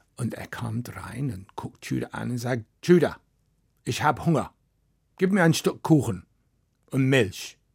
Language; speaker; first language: German; non-native, fluent; English